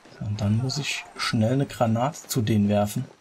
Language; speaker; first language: German; native; German